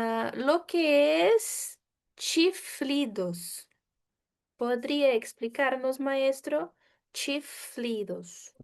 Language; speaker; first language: Spanish; non-native, fluent; Portuguese